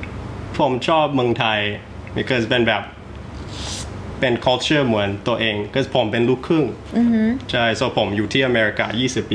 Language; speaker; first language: Thai; early bilingual, heritage; Thai